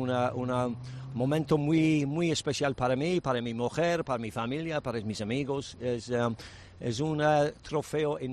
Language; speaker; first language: Spanish; non-native, learner; English